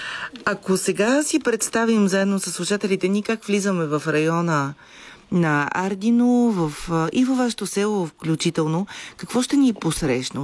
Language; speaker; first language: Bulgarian; native; Bulgarian